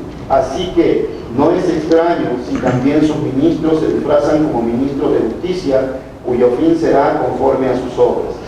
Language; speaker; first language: Spanish; native; Spanish